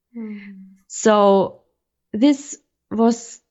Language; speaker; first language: English; non-native, fluent; German